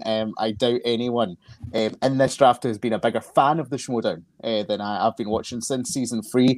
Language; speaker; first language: English; native; English